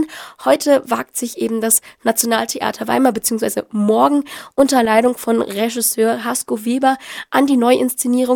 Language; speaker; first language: German; native; German